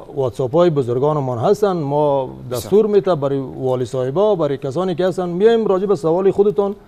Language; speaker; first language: Persian; native; Persian